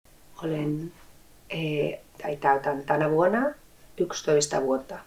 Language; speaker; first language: Finnish; non-native, fluent; Spanish